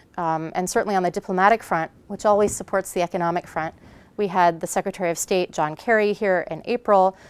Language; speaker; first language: English; native; English